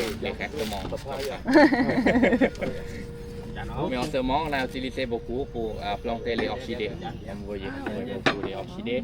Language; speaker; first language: French; non-native, fluent; Thai